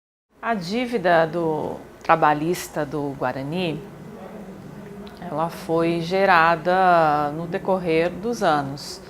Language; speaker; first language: Portuguese; native; Portuguese